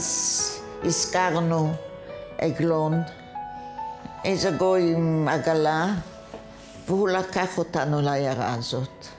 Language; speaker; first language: Hebrew; non-native, fluent; Yiddish